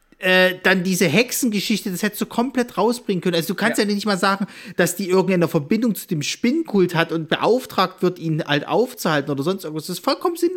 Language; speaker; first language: German; native; German